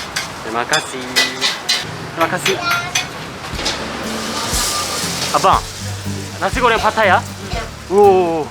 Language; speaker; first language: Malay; non-native, learner; Korean